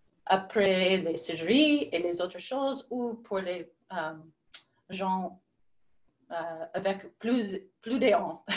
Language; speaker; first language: French; non-native, learner; English